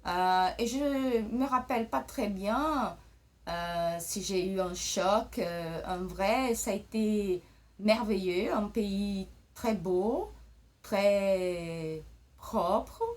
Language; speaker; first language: French; early bilingual, other home language; Portuguese